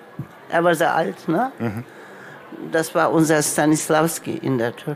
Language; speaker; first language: German; non-native, local second language; Turkish